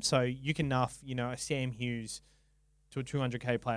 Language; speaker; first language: English; native; English